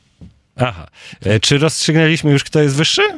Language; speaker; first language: Polish; native; Polish